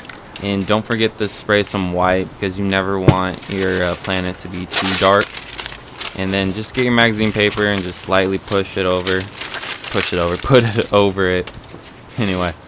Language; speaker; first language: English; native; English